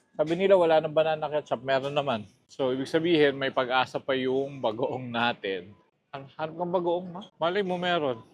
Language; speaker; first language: Filipino; non-native, local second language; Hiligaynon